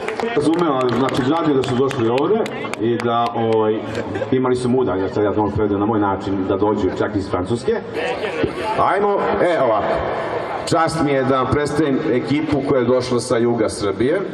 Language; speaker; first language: Bosnian; native; Bosnian